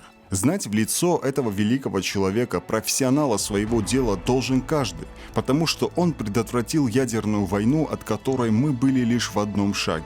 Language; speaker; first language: Russian; native; Russian